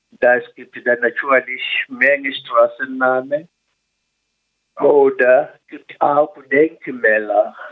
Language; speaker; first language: German; non-native, learner; Swahili